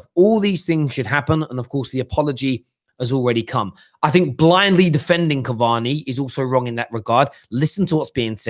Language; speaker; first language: English; native; English